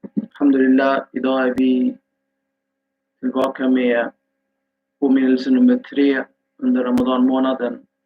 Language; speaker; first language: Swedish; non-native, fluent; Urdu